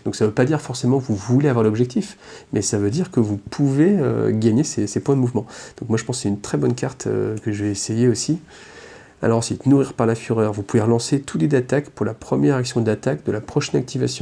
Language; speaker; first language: French; native; French